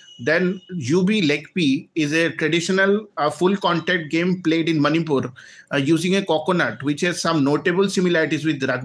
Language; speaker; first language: English; non-native, local second language; Bangla